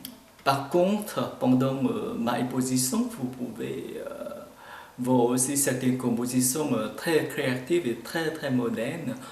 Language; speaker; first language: French; non-native, fluent; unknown